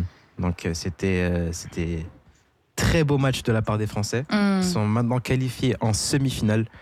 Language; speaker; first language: French; native; French